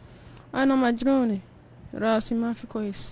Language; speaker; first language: Arabic; non-native, learner; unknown